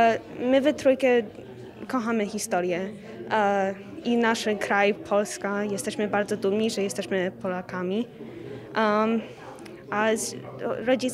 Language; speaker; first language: Polish; early bilingual, other home language; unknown